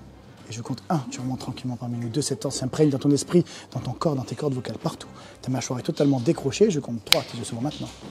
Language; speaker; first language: French; native; French